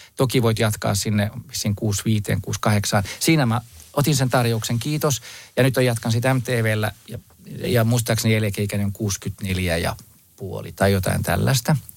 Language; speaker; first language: Finnish; native; Finnish